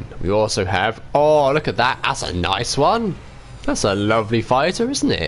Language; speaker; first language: English; native; English